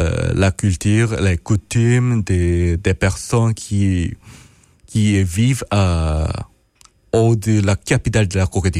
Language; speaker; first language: French; non-native, fluent; Korean